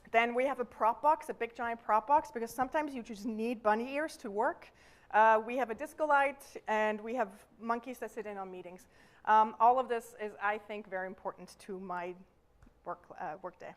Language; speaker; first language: English; non-native, fluent; German